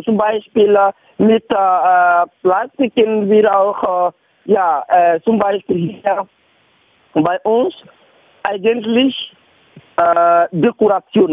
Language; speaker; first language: German; non-native, learner; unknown